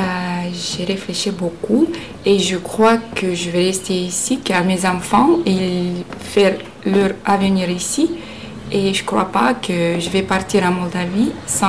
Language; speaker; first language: French; non-native, learner; Romanian